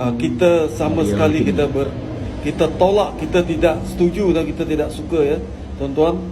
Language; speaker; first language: Malay; native; Malay